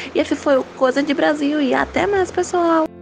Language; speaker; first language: Portuguese; native; Portuguese